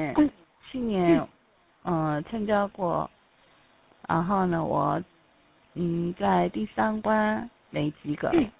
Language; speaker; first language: Chinese; non-native, fluent; Korean